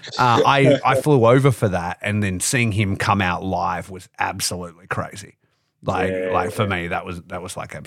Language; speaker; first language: English; native; English